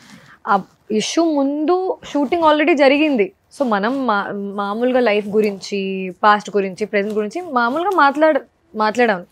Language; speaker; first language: Telugu; non-native, fluent; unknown